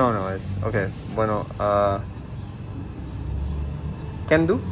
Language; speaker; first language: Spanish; non-native, learner; English